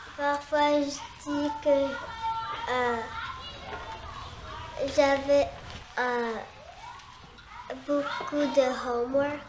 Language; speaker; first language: French; early bilingual, heritage; French